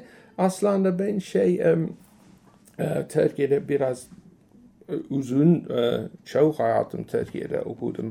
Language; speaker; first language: Turkish; non-native, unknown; English